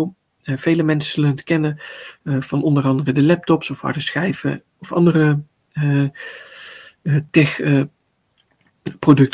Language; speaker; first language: Dutch; native; Dutch